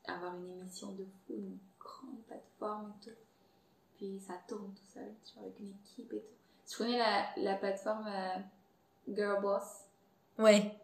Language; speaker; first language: French; non-native, fluent; Portuguese